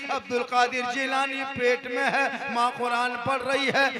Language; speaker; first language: Hindi; native; Hindi